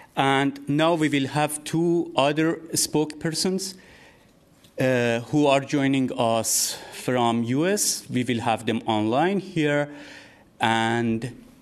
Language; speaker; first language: English; non-native, fluent; Persian